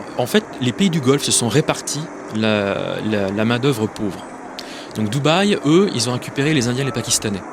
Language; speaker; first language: French; native; French